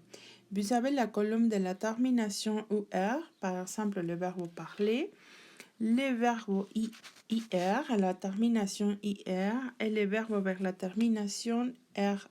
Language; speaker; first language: French; non-native, learner; Spanish